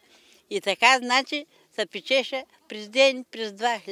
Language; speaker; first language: Bulgarian; native; Bulgarian